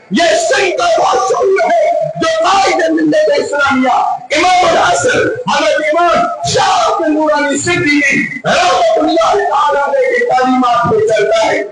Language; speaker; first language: Urdu; non-native, local second language; Sindhi